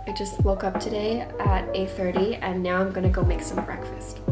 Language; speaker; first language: English; native; English